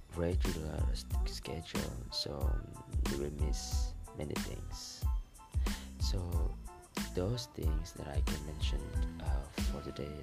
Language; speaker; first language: English; non-native, fluent; Malay